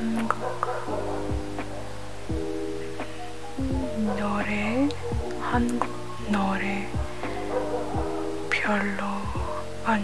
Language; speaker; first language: Korean; non-native, learner; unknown